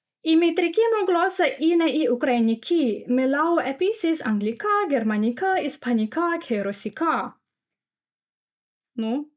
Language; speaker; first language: Greek; non-native, learner; Ukrainian